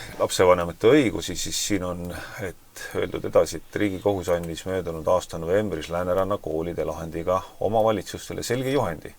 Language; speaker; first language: Estonian; native; Estonian